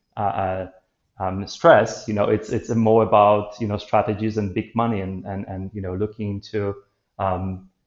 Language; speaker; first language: English; non-native, fluent; Polish